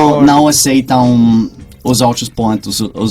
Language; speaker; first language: Portuguese; non-native, fluent; English